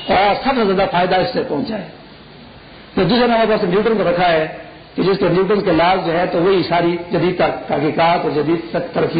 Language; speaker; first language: Urdu; non-native, local second language; Pashto